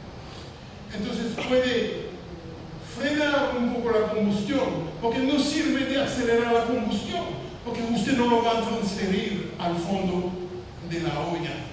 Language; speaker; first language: Spanish; non-native, fluent; French